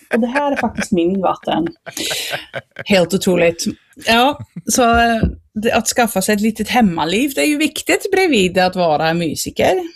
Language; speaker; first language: Swedish; non-native, fluent; Dutch